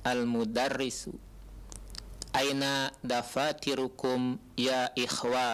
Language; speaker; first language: Arabic; non-native, learner; Indonesian